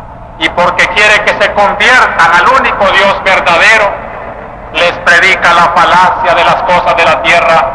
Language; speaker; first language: Spanish; native; Spanish